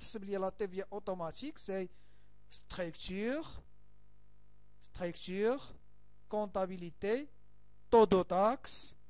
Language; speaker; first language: French; non-native, local second language; Arabic